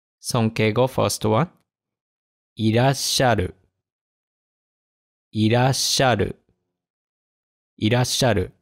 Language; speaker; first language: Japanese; native; Japanese